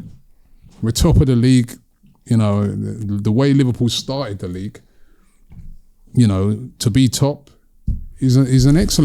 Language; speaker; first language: English; native; English